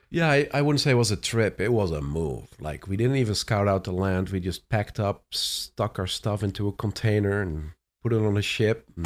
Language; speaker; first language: English; non-native, fluent; Dutch